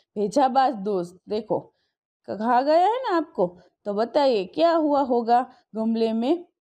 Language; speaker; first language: Hindi; non-native, local second language; Gujarati